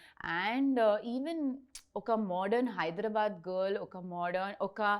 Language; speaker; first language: Telugu; non-native, learner; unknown